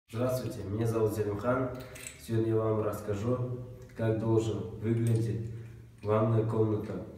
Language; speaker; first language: Russian; non-native, local second language; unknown